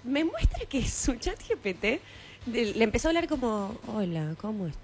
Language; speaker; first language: Spanish; native; Spanish